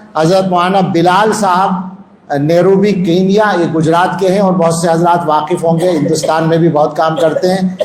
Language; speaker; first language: Urdu; non-native, local second language; Punjabi